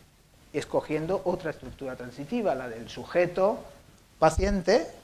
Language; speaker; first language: Spanish; native; Spanish